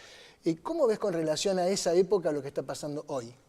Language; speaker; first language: Spanish; native; Spanish